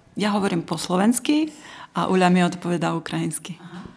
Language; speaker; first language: Slovak; early bilingual, other home language; Russian